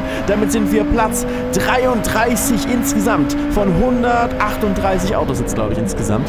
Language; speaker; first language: German; native; German